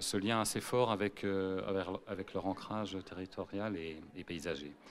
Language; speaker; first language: French; native; French